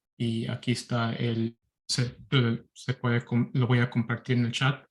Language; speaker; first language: Spanish; early bilingual, heritage; Spanish